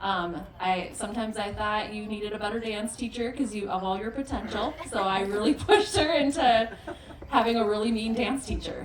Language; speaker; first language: English; native; English